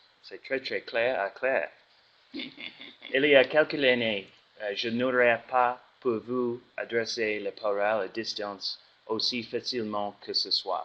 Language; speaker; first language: French; non-native, learner; English